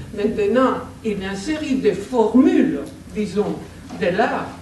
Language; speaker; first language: French; non-native, fluent; Spanish